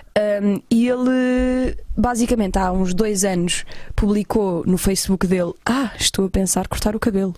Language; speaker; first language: Portuguese; native; Portuguese